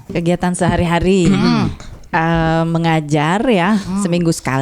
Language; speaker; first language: Indonesian; native; Indonesian